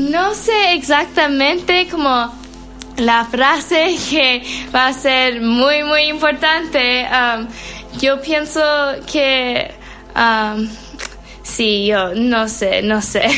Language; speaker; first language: Spanish; non-native, learner; English